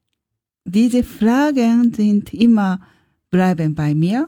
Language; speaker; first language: German; non-native, learner; Japanese